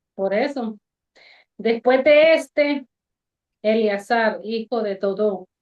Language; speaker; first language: Spanish; native; Spanish